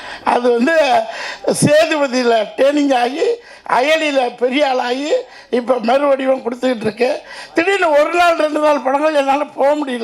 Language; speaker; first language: Tamil; native; Tamil